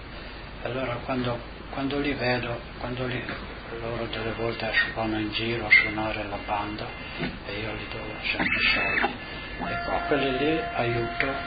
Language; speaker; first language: Italian; non-native, local second language; Slovenian